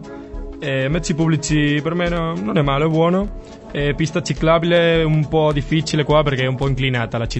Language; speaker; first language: Italian; non-native, learner; Spanish